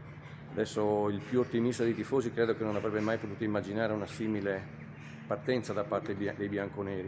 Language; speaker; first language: Italian; native; Italian